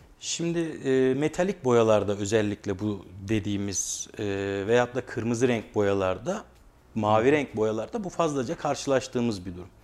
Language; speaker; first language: Turkish; native; Turkish